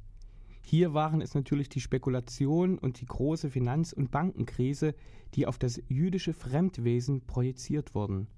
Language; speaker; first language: German; native; German